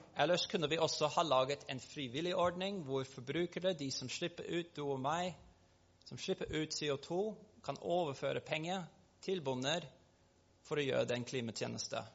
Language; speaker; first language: Norwegian; non-native, fluent; English